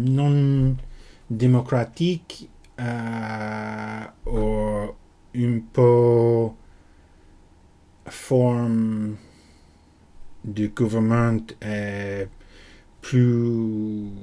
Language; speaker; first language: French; non-native, learner; English